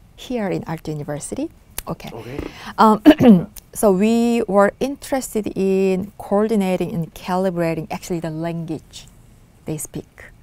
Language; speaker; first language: English; non-native, fluent; Korean